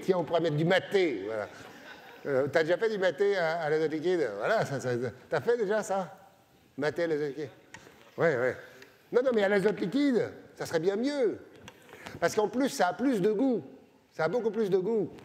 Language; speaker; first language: French; native; French